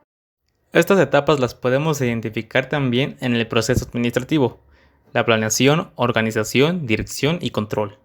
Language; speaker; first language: Spanish; native; Spanish